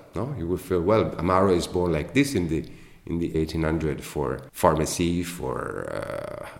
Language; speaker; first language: English; non-native, fluent; Italian